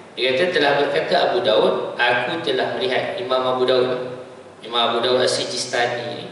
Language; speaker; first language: Malay; native; Malay